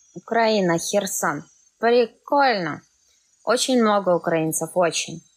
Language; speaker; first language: Russian; native; Russian